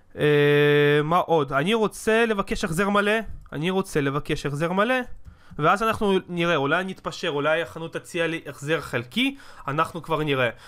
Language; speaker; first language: Hebrew; native; Hebrew